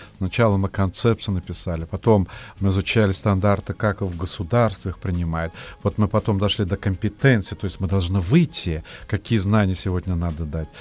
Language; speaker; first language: Russian; non-native, local second language; Tatar